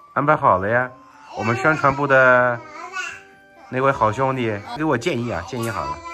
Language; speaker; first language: Chinese; native; Chinese